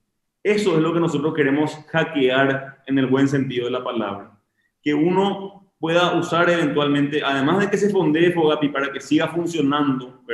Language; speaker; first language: Spanish; native; Spanish